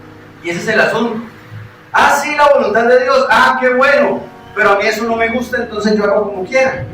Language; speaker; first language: Spanish; native; Spanish